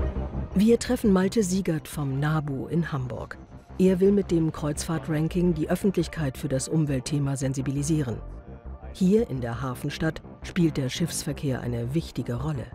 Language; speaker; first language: German; native; German